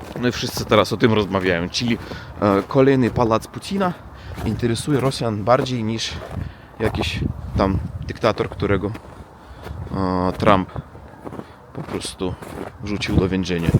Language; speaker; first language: Polish; non-native, fluent; Russian